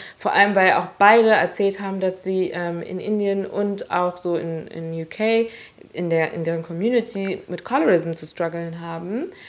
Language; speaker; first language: German; early bilingual, other home language; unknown